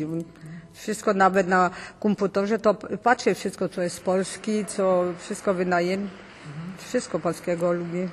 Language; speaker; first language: Polish; early bilingual, heritage; Polish